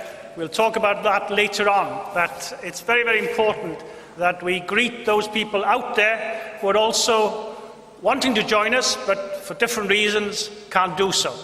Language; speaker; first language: English; non-native, local second language; Welsh